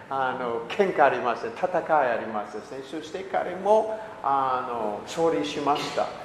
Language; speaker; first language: Japanese; non-native, learner; English